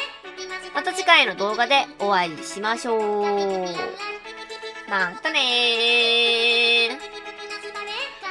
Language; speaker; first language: Japanese; native; Japanese